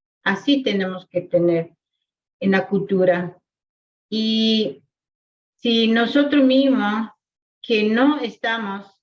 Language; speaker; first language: Spanish; non-native, local second language; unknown